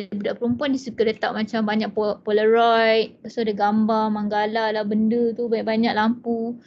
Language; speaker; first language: Malay; non-native, local second language; Chinese